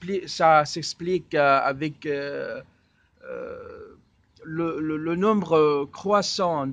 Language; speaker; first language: French; non-native, fluent; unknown